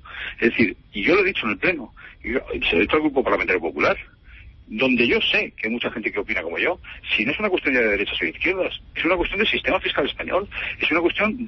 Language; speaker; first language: Spanish; native; Spanish